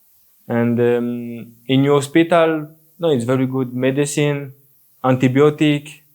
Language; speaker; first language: English; non-native, learner; French